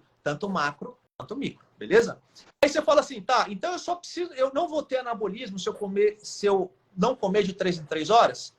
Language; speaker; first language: Portuguese; native; Portuguese